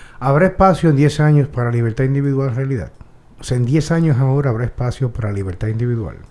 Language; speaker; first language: Spanish; native; Spanish